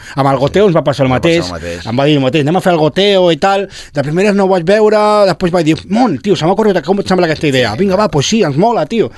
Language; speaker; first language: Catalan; non-native, local second language; Spanish